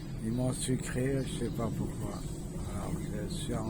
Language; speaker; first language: French; early bilingual, other home language; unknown